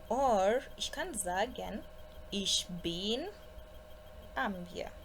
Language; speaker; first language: German; non-native, fluent; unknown